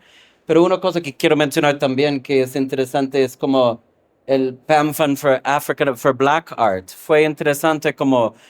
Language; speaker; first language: Spanish; non-native, fluent; English